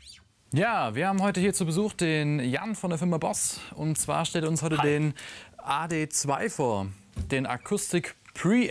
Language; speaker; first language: German; native; German